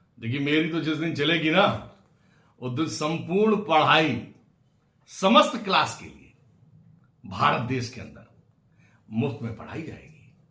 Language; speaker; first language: Hindi; native; Hindi